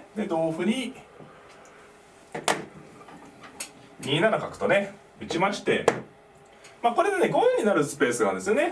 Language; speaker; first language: Japanese; native; Japanese